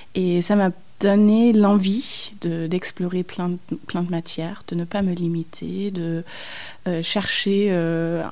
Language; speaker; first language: French; non-native, fluent; German